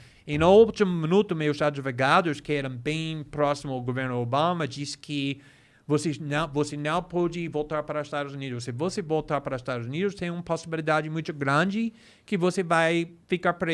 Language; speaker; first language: Portuguese; non-native, fluent; English